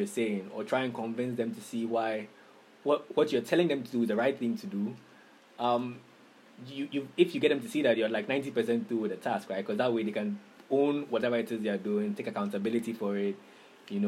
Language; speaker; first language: English; non-native, local second language; Akan